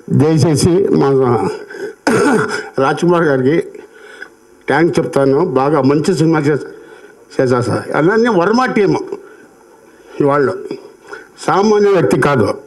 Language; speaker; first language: Telugu; non-native, learner; Kannada